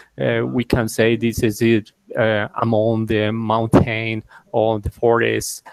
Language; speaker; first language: English; non-native, learner; Spanish